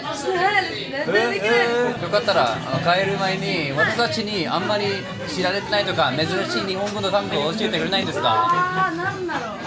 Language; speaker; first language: Japanese; native; Japanese